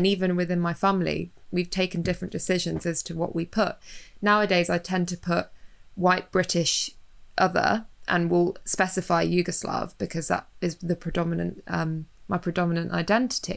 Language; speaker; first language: English; native; English